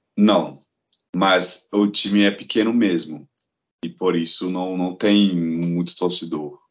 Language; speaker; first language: Portuguese; non-native, fluent; English